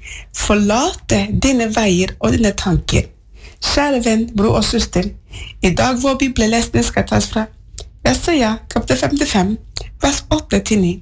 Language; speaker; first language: Norwegian; non-native, learner; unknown